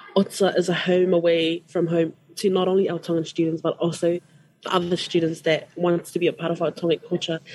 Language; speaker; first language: English; non-native, fluent; Tongan